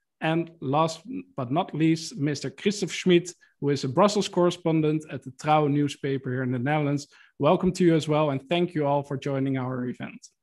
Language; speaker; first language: English; non-native, fluent; Dutch